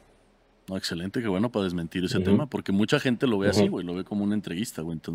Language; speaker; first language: Spanish; native; Spanish